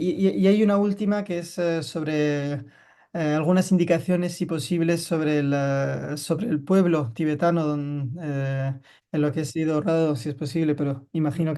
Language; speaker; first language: Spanish; non-native, fluent; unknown